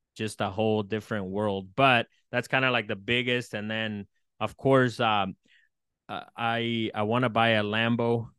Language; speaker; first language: English; early bilingual, other home language; Spanish